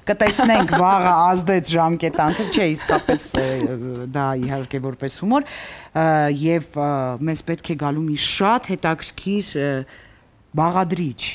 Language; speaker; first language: Armenian; native; Armenian